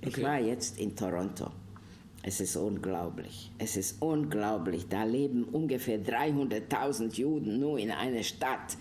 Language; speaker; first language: German; non-native, fluent; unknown